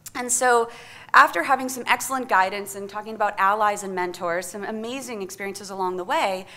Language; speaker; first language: English; native; English